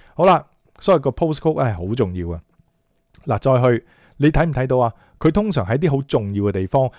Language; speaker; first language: Chinese; non-native, local second language; Cantonese